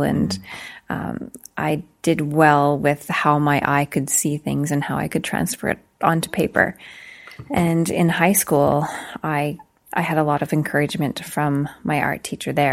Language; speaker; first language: English; native; English